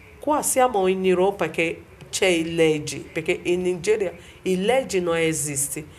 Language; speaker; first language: Italian; non-native, learner; Bini